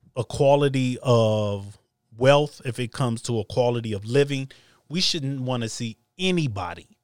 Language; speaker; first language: English; native; English